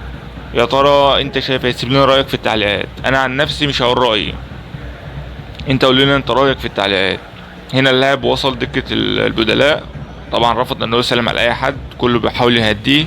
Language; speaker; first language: Arabic; native; Arabic